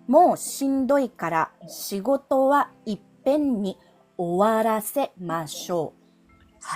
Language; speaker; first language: Japanese; non-native, fluent; Filipino